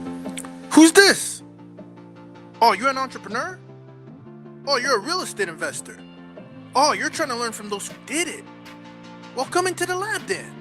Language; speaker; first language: English; native; English